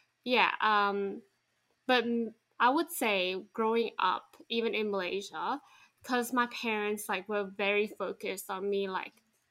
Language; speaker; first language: English; non-native, local second language; Chinese